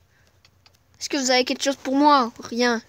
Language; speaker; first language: French; native; French